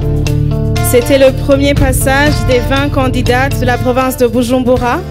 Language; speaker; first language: French; non-native, local second language; Rundi